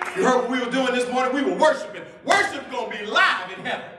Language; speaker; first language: English; native; English